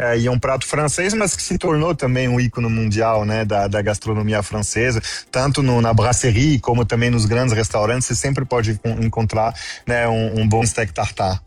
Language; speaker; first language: Portuguese; non-native, fluent; French